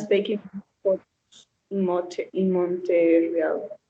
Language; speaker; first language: English; non-native, learner; Spanish